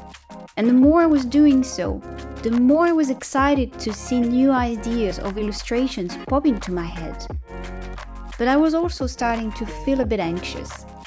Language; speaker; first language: English; non-native, fluent; French